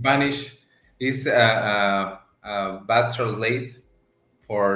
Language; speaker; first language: English; non-native, learner; Spanish